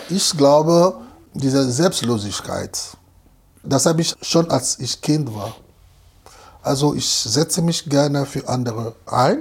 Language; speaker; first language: German; non-native, fluent; Lingala